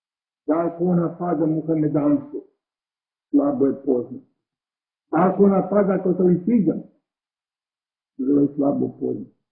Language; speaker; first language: Serbian; native; Serbian